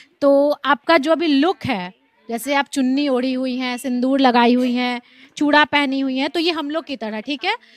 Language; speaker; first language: Hindi; native; Hindi